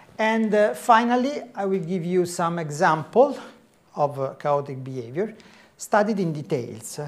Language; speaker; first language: English; non-native, fluent; Italian